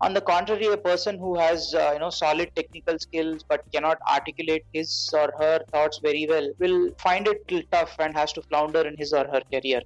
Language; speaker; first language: English; non-native, local second language; Telugu